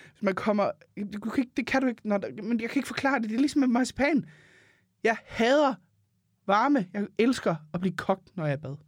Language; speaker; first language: Danish; native; Danish